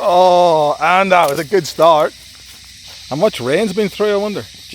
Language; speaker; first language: English; native; English